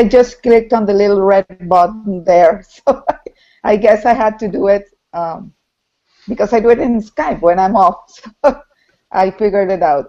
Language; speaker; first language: English; non-native, fluent; Spanish